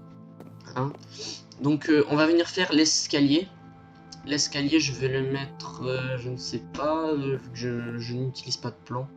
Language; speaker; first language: French; native; French